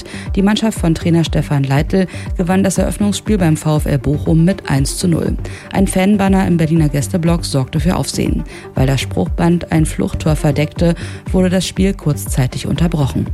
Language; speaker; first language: German; native; German